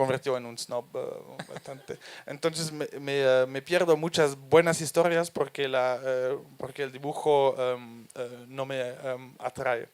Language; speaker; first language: Spanish; non-native, fluent; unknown